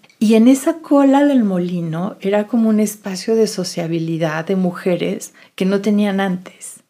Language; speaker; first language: Spanish; native; Spanish